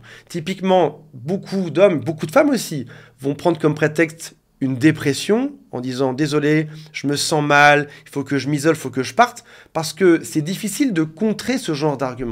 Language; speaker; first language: French; native; French